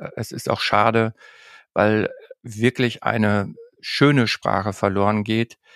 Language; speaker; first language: German; native; German